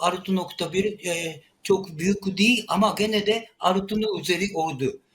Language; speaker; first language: Turkish; non-native, learner; Japanese